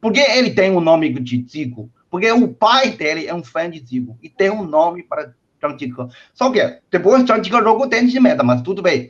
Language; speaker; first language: Portuguese; non-native, fluent; Chinese